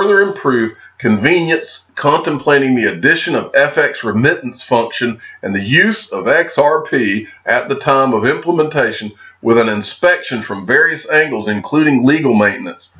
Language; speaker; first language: English; native; English